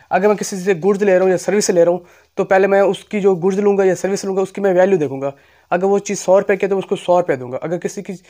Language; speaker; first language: Urdu; non-native, local second language; Punjabi